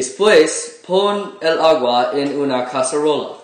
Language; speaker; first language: Spanish; non-native, learner; English